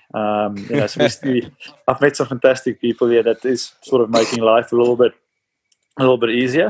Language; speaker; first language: English; non-native, local second language; Afrikaans